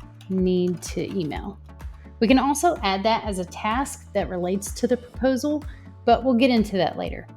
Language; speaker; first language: English; native; English